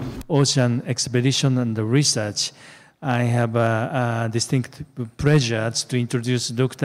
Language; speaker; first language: English; non-native, fluent; Japanese